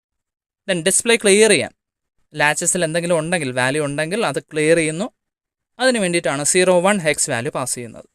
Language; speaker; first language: Malayalam; native; Malayalam